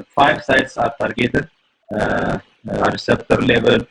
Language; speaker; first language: English; non-native, local second language; Amharic